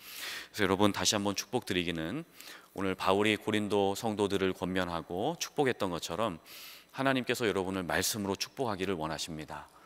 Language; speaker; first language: Korean; native; Korean